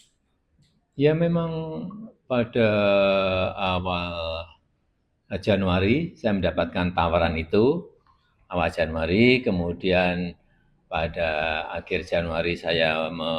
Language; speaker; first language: Indonesian; non-native, local second language; Javanese